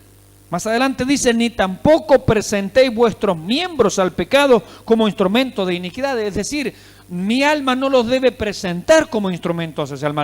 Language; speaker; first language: Spanish; native; Spanish